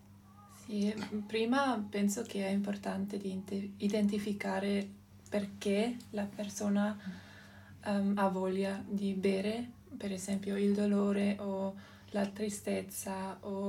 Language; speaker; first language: Italian; non-native, local second language; German